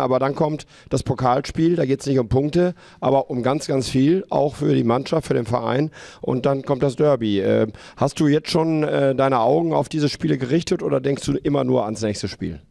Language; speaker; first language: German; native; German